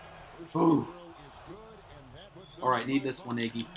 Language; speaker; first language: English; native; English